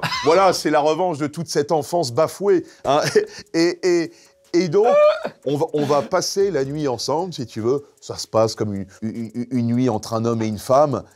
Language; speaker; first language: French; native; French